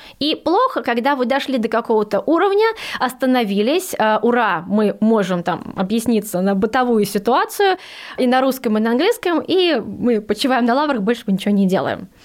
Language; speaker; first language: Russian; early bilingual, heritage; Russian